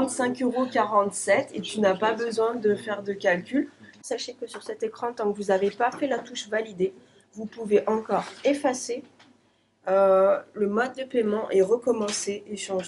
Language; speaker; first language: French; native; French